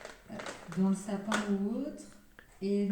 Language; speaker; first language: French; native; French